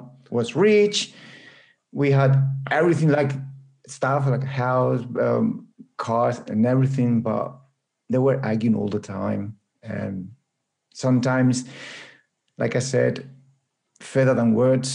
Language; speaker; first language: English; non-native, fluent; Spanish